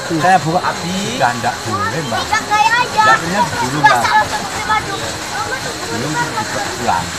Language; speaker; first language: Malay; non-native, local second language; Javanese